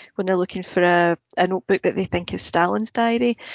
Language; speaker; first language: English; native; English